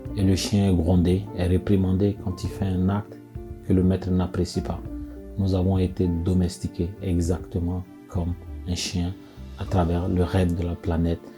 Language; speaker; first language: French; non-native, local second language; Bambara